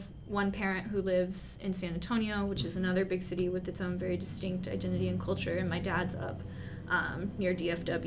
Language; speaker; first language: English; native; English